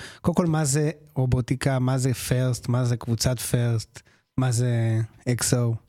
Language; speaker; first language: Hebrew; native; Hebrew